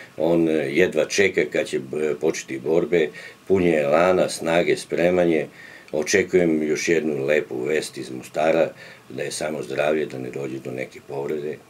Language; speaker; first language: Serbian; native; Serbian